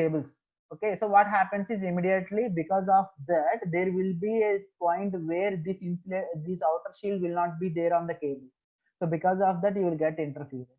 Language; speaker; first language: English; non-native, local second language; Telugu